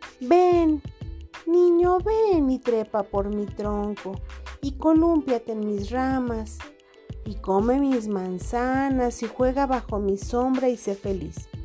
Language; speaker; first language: Spanish; non-native, fluent; Portuguese